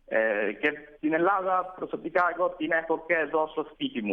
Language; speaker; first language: Greek; non-native, fluent; Italian